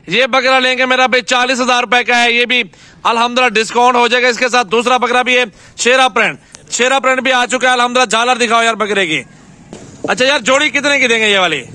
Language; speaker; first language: Urdu; non-native, local second language; Punjabi